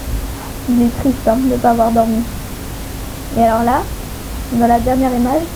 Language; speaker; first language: French; native; French